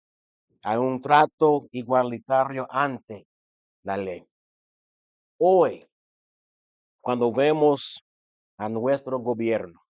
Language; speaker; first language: Spanish; non-native, fluent; English